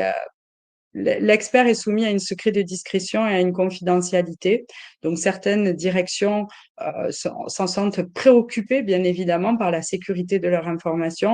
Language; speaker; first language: French; native; French